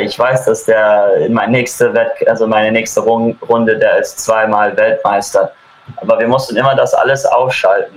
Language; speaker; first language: German; early bilingual, heritage; German